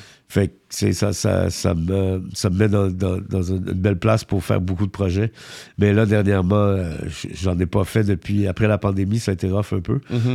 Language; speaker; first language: French; early bilingual, heritage; French